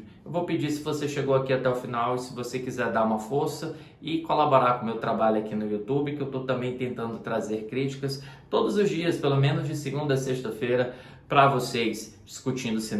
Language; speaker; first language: Portuguese; native; Portuguese